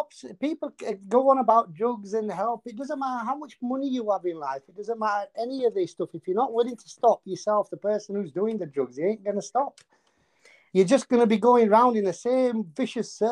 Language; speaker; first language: English; native; English